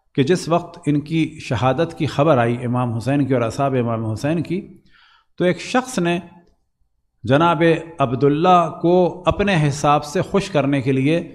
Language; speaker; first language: Urdu; native; Urdu